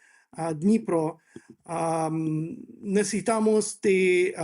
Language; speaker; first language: Spanish; non-native, fluent; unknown